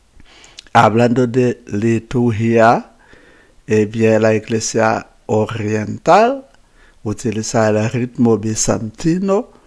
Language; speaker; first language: Spanish; non-native, fluent; Haitian Creole